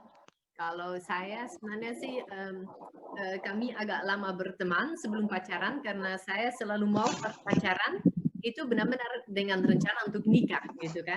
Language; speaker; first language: Indonesian; non-native, fluent; Dutch